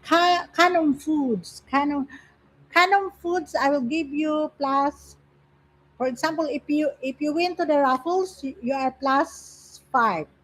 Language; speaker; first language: English; non-native, local second language; Filipino